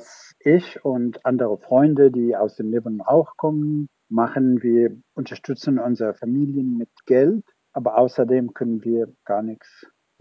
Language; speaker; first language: German; non-native, fluent; Arabic